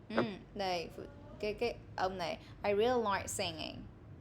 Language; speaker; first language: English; non-native, fluent; Vietnamese